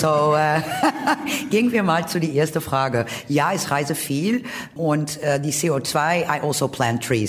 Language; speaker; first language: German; non-native, learner; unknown